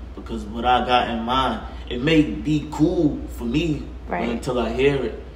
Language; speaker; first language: English; native; English